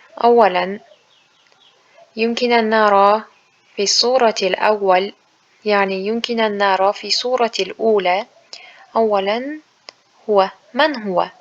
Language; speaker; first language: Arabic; non-native, fluent; Uzbek